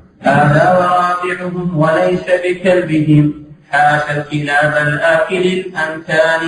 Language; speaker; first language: Arabic; native; Arabic